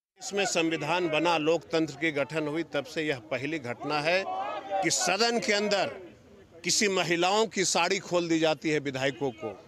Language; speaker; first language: Hindi; native; Hindi